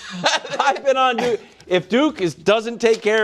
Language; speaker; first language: English; native; English